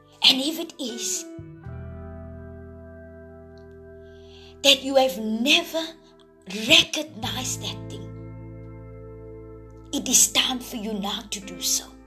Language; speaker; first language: English; non-native, local second language; Afrikaans